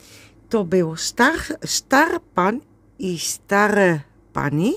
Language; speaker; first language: Polish; non-native, learner; Dutch